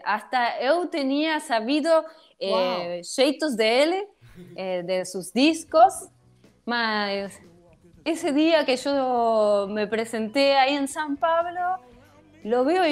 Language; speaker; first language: Portuguese; non-native, learner; Spanish